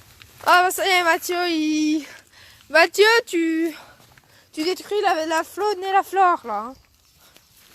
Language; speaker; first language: French; native; French